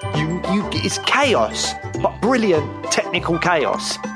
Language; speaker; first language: English; native; English